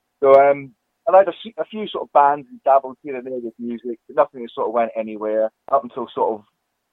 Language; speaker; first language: English; native; English